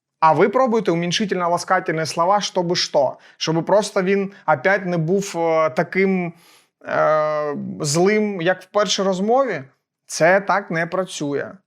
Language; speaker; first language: Ukrainian; native; Ukrainian